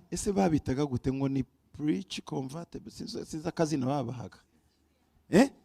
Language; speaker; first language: Kinyarwanda; early bilingual, heritage; Kinyarwanda